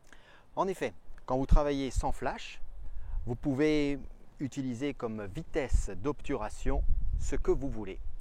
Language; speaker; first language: French; native; French